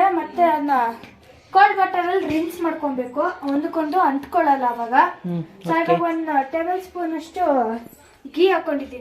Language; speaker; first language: Kannada; native; Kannada